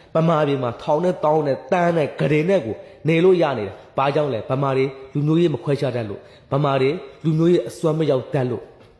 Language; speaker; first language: Burmese; native; Burmese